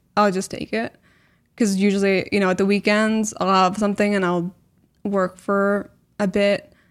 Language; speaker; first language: English; native; English